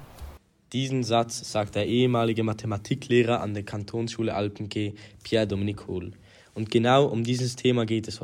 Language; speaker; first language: German; native; German